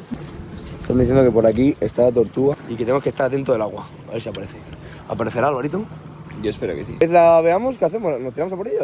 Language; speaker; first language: Spanish; native; Spanish